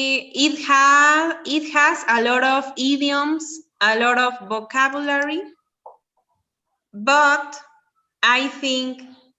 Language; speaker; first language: English; non-native, learner; Spanish